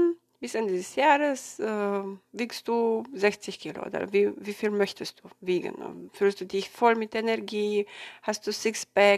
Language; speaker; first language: German; non-native, fluent; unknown